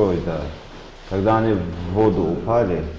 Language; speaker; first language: Russian; non-native, local second language; Tajik